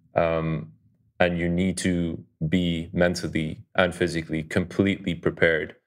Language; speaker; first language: English; early bilingual, other home language; Dutch